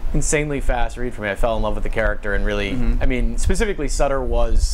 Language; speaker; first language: English; native; English